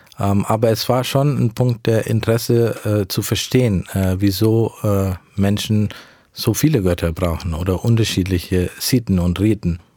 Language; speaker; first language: German; early bilingual, heritage; German